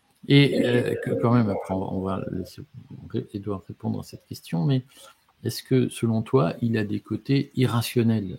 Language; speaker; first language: French; native; French